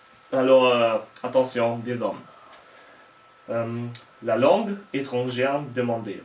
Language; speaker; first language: French; non-native, learner; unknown